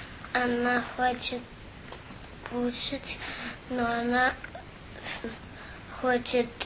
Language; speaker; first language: Russian; early bilingual, heritage; Russian